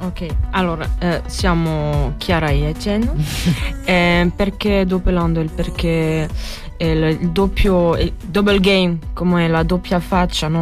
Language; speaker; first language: Italian; non-native, learner; French